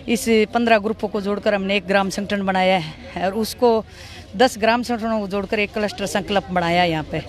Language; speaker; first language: Hindi; native; Hindi